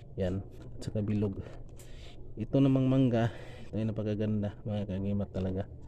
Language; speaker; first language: Filipino; non-native, local second language; Cebuano